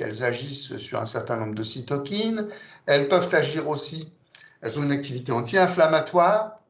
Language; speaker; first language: French; native; French